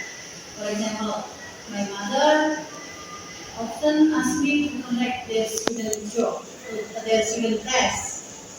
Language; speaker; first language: English; non-native, learner; Indonesian